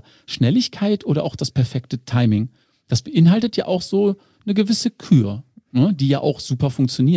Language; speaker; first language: German; native; German